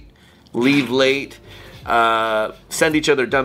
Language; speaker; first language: English; native; English